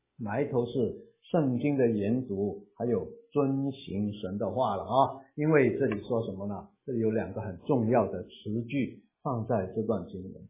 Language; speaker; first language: Chinese; non-native, local second language; Cantonese